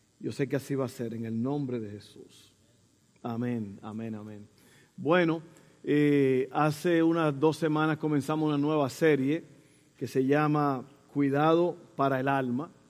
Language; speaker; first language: Spanish; early bilingual, heritage; Spanish